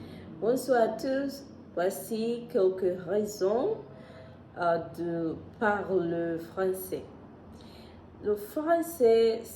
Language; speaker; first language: French; non-native, learner; Spanish